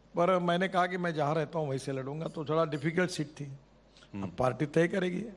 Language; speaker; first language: Hindi; non-native, local second language; Marathi